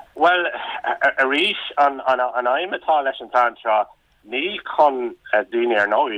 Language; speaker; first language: Irish; non-native, local second language; English